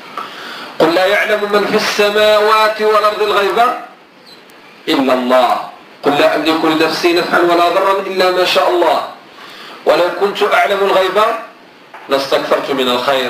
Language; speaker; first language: Arabic; native; Arabic